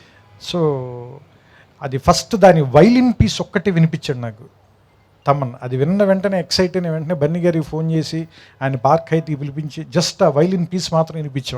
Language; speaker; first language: Telugu; native; Telugu